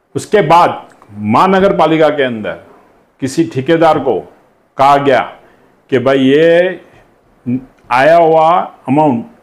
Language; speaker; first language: Hindi; non-native, local second language; Sindhi